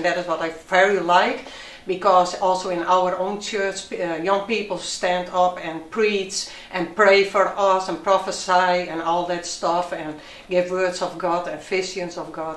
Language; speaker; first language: English; non-native, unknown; Dutch